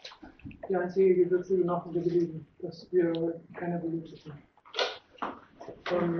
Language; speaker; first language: German; non-native, learner; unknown